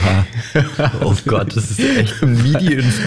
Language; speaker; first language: German; native; German